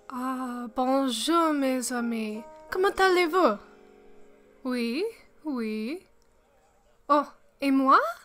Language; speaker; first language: French; non-native, learner; English